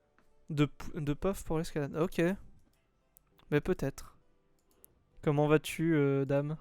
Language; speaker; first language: French; native; French